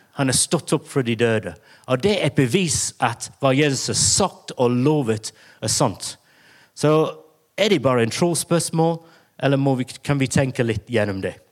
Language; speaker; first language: Norwegian; non-native, fluent; English